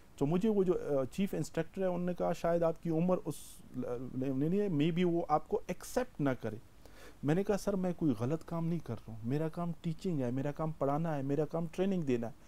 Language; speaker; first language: Urdu; non-native, local second language; Pashto